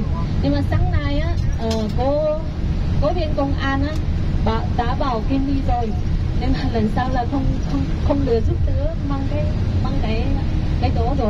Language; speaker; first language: Vietnamese; non-native, fluent; Chinese